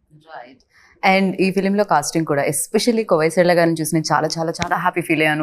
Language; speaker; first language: Telugu; native; Telugu